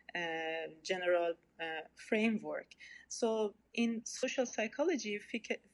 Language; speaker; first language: English; non-native, fluent; Persian